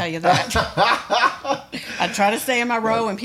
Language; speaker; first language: English; native; English